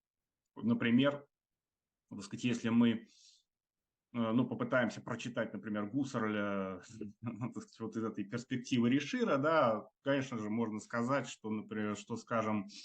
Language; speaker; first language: Russian; native; Russian